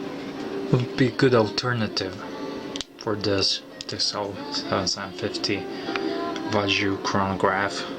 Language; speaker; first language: English; non-native, fluent; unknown